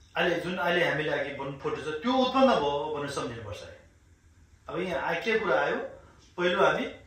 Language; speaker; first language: Nepali; non-native, local second language; Sherpa